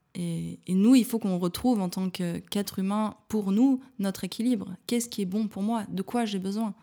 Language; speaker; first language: French; native; French